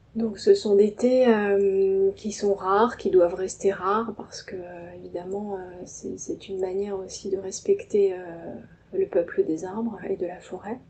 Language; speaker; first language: French; native; French